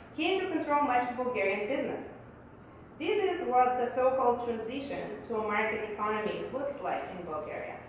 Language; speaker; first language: English; early bilingual, other home language; Bulgarian